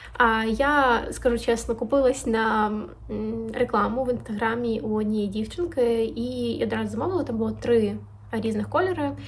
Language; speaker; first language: Ukrainian; native; Ukrainian